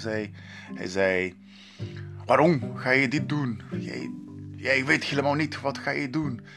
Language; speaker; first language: Dutch; non-native, learner; Portuguese